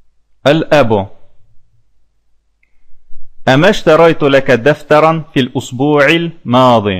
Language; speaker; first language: Arabic; non-native, fluent; Russian